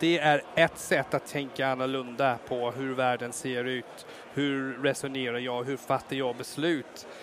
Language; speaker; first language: Swedish; non-native, fluent; English